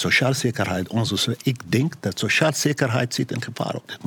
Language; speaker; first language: Dutch; non-native, learner; Arabic